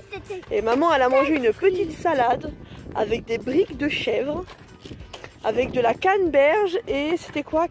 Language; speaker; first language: French; native; French